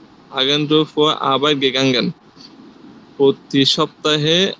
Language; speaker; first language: German; non-native, learner; Bangla